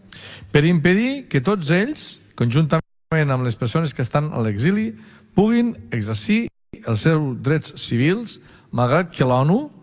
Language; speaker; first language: Catalan; native; Catalan